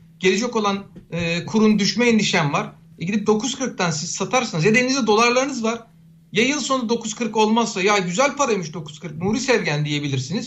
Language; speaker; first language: Turkish; native; Turkish